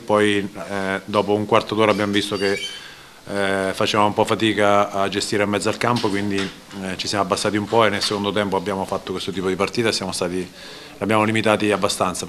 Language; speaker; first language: Italian; native; Italian